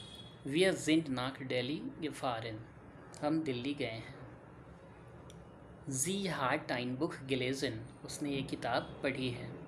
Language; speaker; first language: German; non-native, learner; Hindi